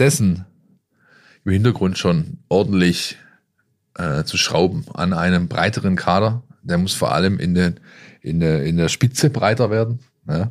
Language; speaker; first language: German; native; German